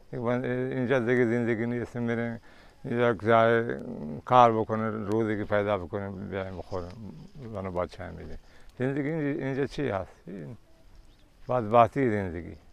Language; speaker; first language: Persian; non-native, local second language; Baluchi